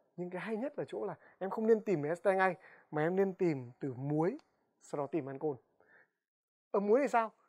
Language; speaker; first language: Vietnamese; native; Vietnamese